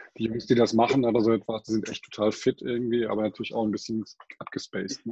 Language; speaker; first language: German; non-native, fluent; English